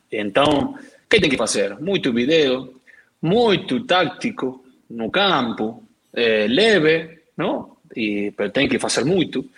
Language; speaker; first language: Portuguese; non-native, learner; Spanish